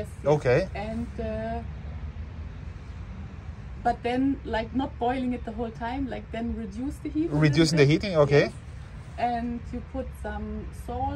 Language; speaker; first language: English; non-native, fluent; German